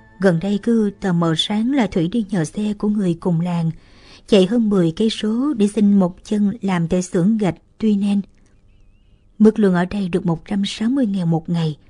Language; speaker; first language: Vietnamese; native; Vietnamese